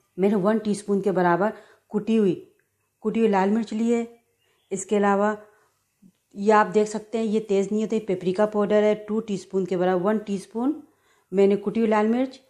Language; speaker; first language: Urdu; native; Urdu